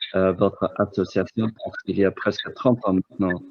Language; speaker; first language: French; non-native, fluent; English